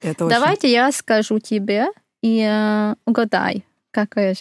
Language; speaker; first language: Russian; non-native, fluent; Hungarian